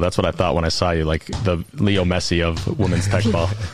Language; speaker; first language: English; native; English